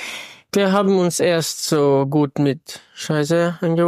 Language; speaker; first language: German; non-native, fluent; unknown